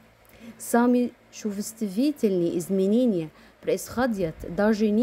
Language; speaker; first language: Russian; non-native, fluent; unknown